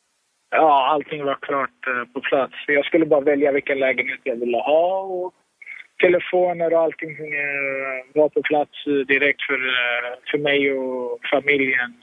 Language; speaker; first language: Swedish; early bilingual, other home language; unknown